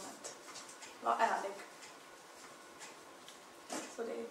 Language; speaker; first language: Swedish; non-native, fluent; English